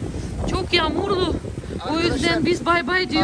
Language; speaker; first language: Turkish; non-native, learner; Russian